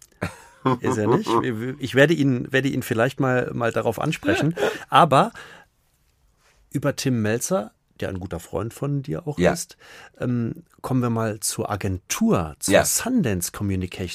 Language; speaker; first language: German; native; German